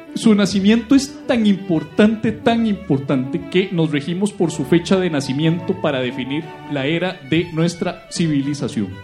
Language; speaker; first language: Spanish; native; Spanish